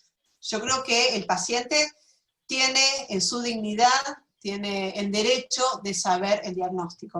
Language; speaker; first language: Spanish; native; Spanish